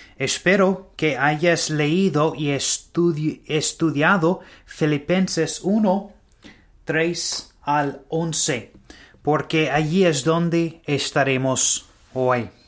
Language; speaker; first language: Spanish; non-native, learner; English